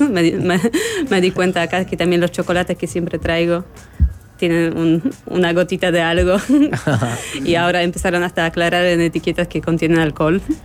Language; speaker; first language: Spanish; non-native, fluent; Polish